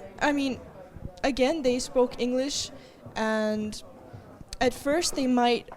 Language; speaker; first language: English; non-native, fluent; Bulgarian